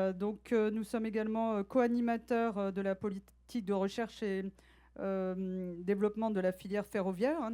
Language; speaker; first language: French; native; French